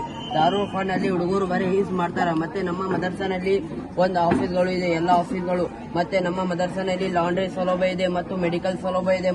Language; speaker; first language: Kannada; non-native, local second language; Urdu